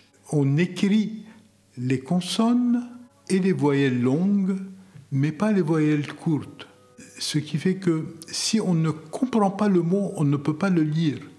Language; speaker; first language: French; non-native, local second language; Arabic